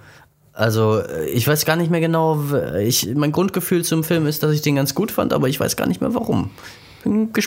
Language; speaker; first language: German; native; German